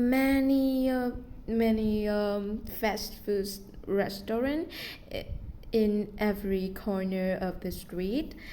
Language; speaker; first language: English; non-native, learner; Vietnamese